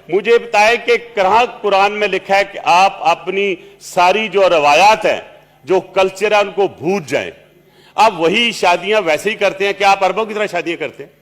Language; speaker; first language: Urdu; non-native, local second language; Punjabi